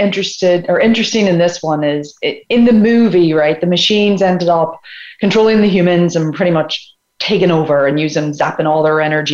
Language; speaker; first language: English; native; English